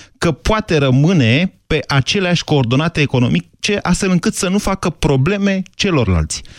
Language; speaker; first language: Romanian; native; Romanian